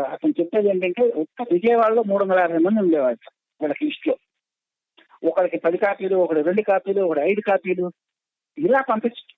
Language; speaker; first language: Telugu; native; Telugu